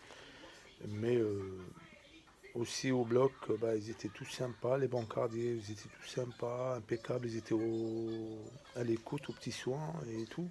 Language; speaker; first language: French; native; French